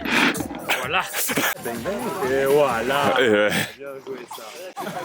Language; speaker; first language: French; native; French